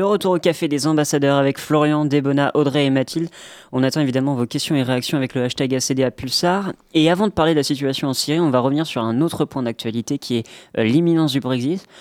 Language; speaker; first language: French; native; French